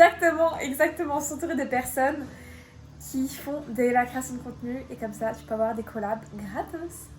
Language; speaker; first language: French; native; French